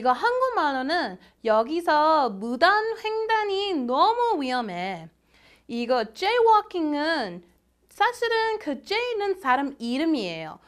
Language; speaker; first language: Korean; non-native, fluent; English